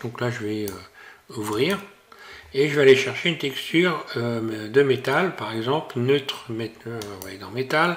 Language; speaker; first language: French; native; French